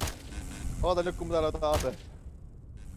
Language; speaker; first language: Finnish; native; Finnish